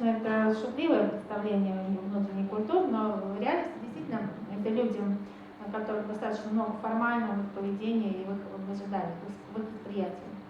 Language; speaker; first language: Russian; native; Russian